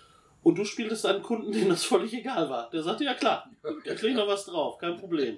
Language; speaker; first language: German; native; German